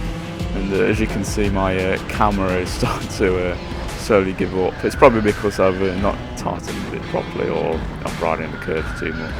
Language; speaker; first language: English; native; English